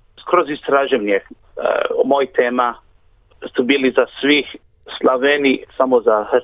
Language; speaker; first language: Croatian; early bilingual, heritage; Croatian